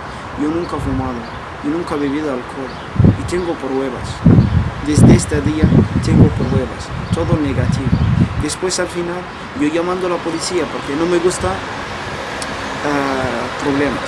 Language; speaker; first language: Spanish; non-native, learner; Arabic